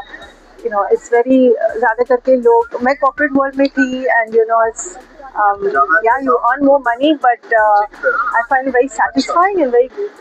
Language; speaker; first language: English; non-native, local second language; Hindi